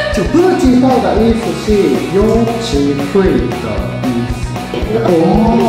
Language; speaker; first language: Chinese; non-native, fluent; Japanese